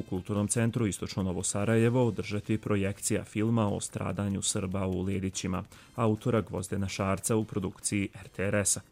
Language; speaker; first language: Croatian; native; Croatian